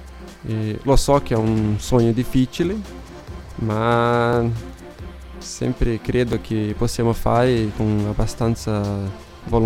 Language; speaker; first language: Italian; non-native, learner; Portuguese